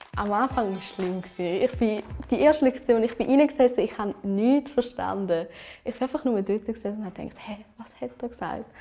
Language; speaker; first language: German; native; German